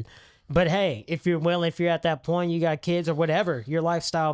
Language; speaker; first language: English; native; English